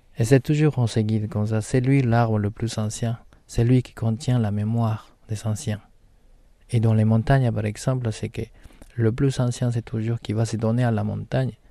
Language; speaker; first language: French; non-native, fluent; Spanish